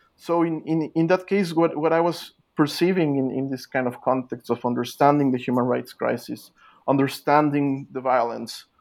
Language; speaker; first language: English; non-native, fluent; Spanish